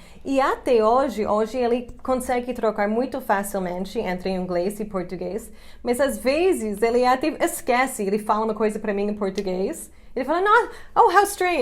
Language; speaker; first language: Portuguese; non-native, fluent; English